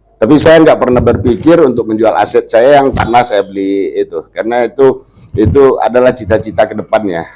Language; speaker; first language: Indonesian; non-native, local second language; Minangkabau